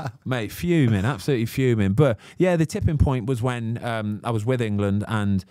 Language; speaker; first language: English; native; English